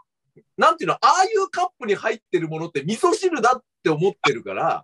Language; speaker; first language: Japanese; native; Japanese